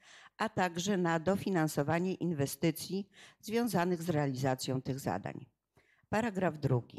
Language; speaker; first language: Polish; native; Polish